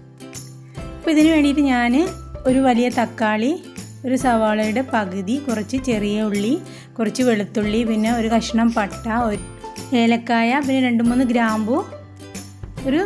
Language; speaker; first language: Malayalam; native; Malayalam